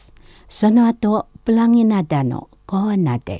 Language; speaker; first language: Japanese; non-native, learner; Indonesian